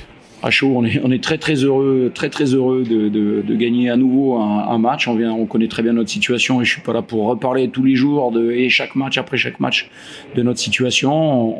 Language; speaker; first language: French; native; French